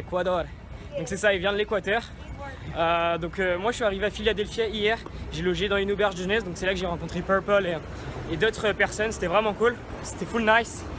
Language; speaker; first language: French; native; French